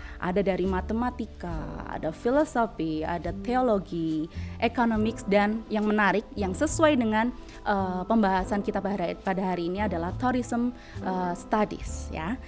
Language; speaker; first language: Indonesian; native; Indonesian